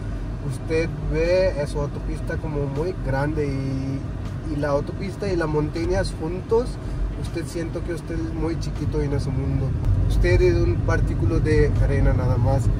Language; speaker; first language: Spanish; non-native, learner; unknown